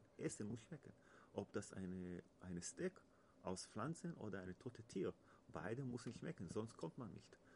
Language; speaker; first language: German; non-native, learner; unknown